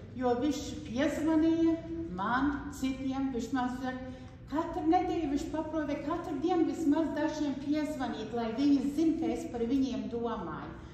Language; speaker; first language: Latvian; early bilingual, heritage; Latvian